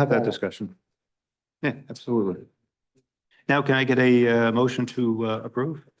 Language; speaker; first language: English; native; English